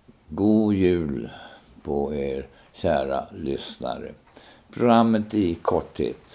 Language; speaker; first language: Swedish; native; Swedish